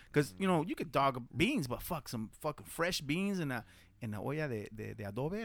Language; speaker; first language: English; early bilingual, other home language; Spanish